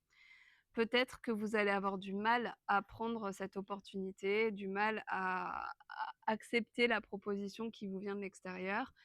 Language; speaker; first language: French; native; French